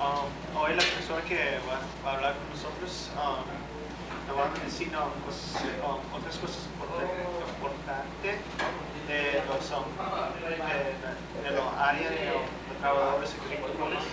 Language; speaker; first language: Spanish; non-native, learner; English